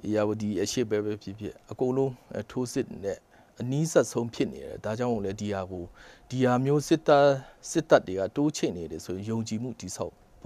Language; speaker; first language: Burmese; non-native, local second language; Kachin